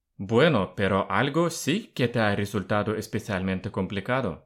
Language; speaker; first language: Spanish; non-native, fluent; Russian